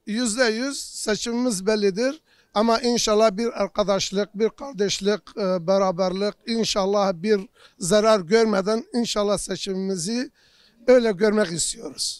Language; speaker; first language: Turkish; non-native, local second language; Kurdish